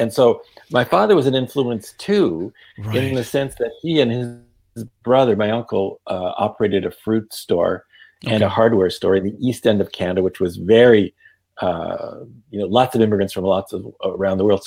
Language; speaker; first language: English; non-native, fluent; Yiddish